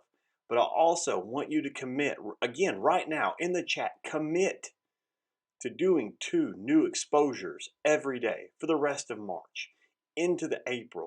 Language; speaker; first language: English; native; English